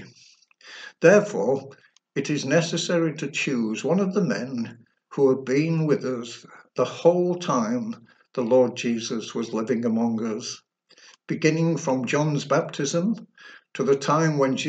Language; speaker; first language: English; native; English